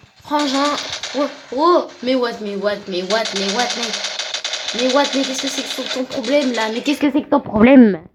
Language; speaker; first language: French; native; French